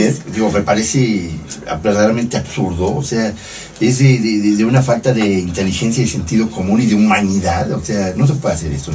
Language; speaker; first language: Spanish; native; Spanish